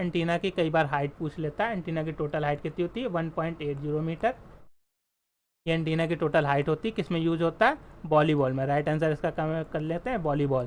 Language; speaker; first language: Hindi; native; Hindi